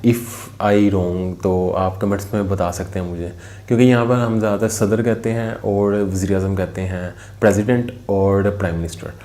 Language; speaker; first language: Urdu; native; Urdu